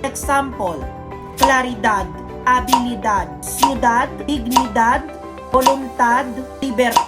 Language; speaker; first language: Spanish; non-native, learner; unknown